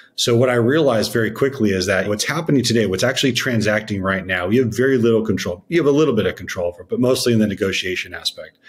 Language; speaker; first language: English; native; English